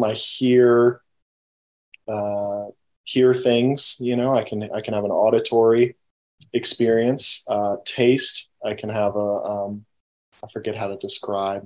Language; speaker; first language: English; native; English